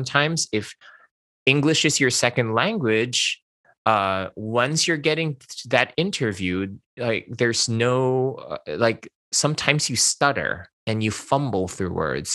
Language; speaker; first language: English; non-native, local second language; Min Nan Chinese